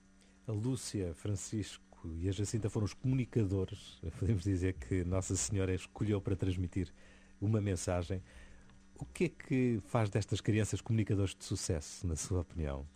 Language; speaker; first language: Portuguese; native; Portuguese